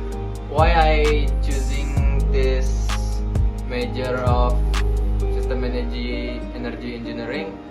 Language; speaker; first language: English; non-native, learner; Indonesian